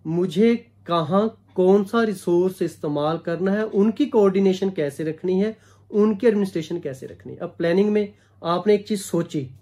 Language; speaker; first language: Hindi; non-native, local second language; Punjabi